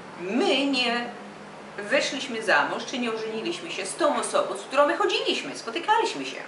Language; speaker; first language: Polish; native; Polish